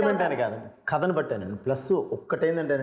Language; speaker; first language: Telugu; native; Telugu